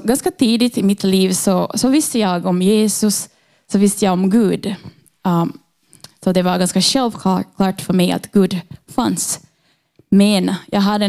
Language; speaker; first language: Swedish; non-native, fluent; Portuguese